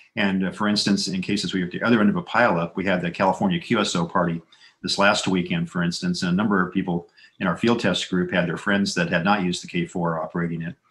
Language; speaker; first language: English; native; English